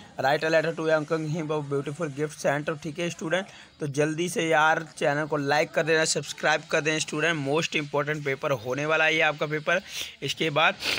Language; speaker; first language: Hindi; non-native, local second language; Punjabi